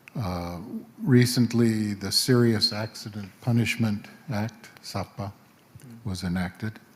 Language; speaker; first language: English; native; English